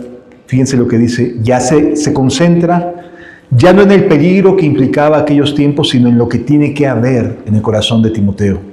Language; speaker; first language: Spanish; native; Spanish